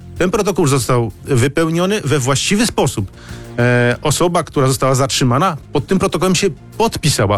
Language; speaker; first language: Polish; native; Polish